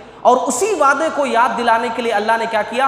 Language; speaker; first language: Urdu; native; Urdu